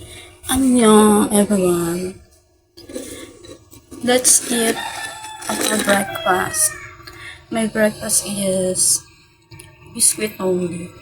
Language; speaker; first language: English; non-native, learner; Filipino